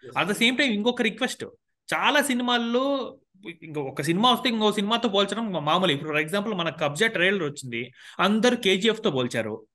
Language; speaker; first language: Telugu; native; Telugu